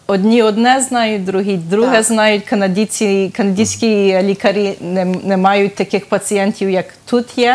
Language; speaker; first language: Ukrainian; early bilingual, heritage; Ukrainian